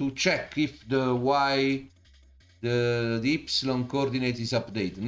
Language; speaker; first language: English; non-native, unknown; Italian